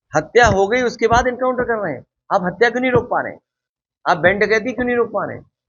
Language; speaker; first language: Hindi; native; Hindi